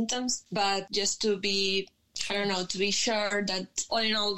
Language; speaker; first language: English; non-native, learner; Spanish